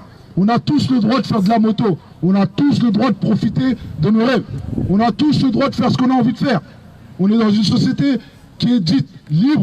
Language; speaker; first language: French; native; French